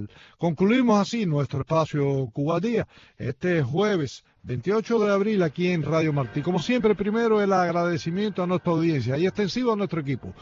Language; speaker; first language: Spanish; native; Spanish